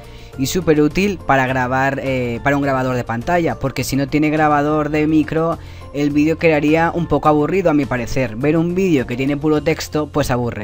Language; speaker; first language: Spanish; native; Spanish